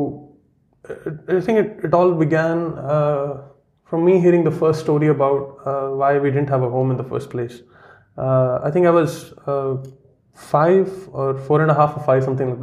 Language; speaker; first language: English; non-native, local second language; Kashmiri